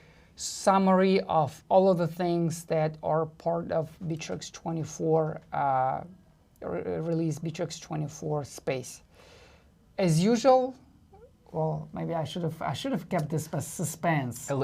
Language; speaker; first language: English; non-native, fluent; Russian